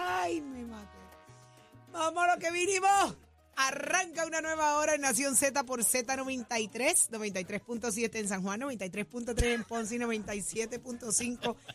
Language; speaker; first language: Spanish; native; Spanish